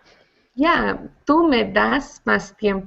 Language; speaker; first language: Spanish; non-native, fluent; English